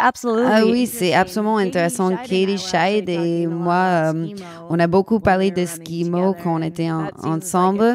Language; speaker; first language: French; non-native, learner; English